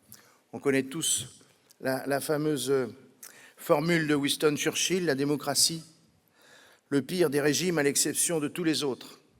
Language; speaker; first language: French; native; French